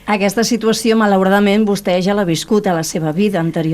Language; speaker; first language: Catalan; native; Catalan